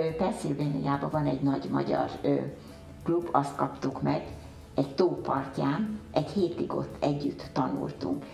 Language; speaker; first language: Hungarian; early bilingual, heritage; Hungarian